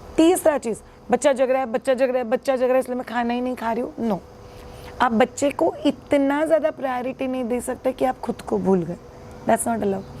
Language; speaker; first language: Hindi; non-native, local second language; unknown